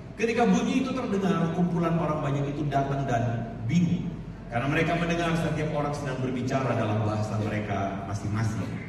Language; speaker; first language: Indonesian; native; Indonesian